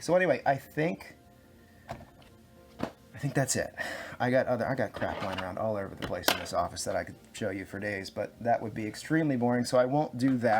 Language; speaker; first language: English; native; English